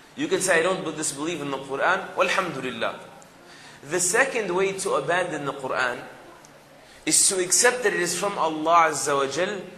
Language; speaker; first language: English; early bilingual, other home language; Arabic